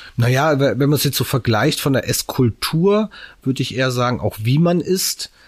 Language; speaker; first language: German; native; German